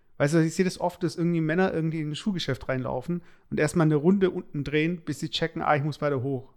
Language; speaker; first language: German; native; German